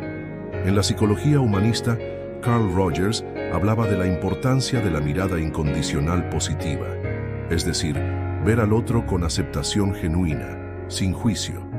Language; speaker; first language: Spanish; native; Spanish